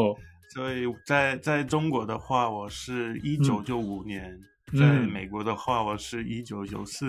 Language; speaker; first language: Chinese; early bilingual, heritage; Chinese